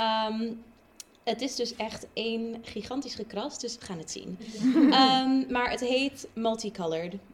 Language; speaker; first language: Dutch; non-native, local second language; Papiamento